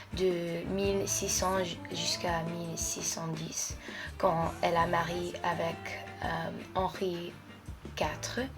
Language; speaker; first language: French; non-native, fluent; English